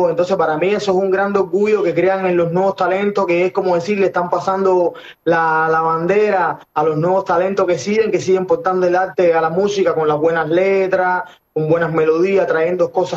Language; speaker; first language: Spanish; native; Spanish